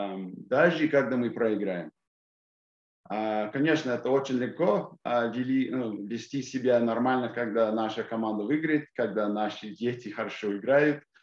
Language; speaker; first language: Russian; non-native, fluent; English